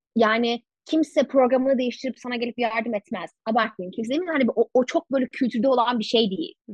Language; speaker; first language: Turkish; native; Turkish